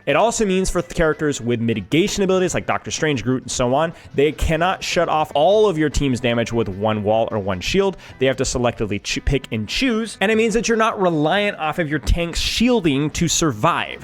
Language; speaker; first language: English; native; English